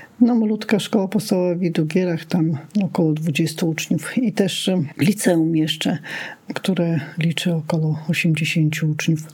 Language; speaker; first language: Polish; non-native, local second language; Lithuanian